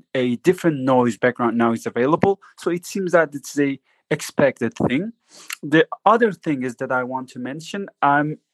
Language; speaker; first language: English; non-native, fluent; Turkish